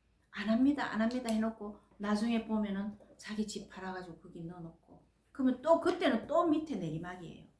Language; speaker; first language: Korean; native; Korean